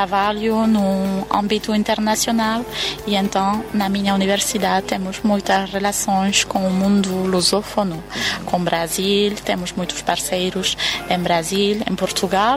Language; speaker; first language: Portuguese; non-native, fluent; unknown